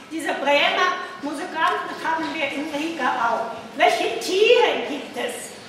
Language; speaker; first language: German; non-native, fluent; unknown